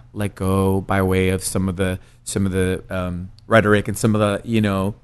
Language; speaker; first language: English; early bilingual, other home language; Spanish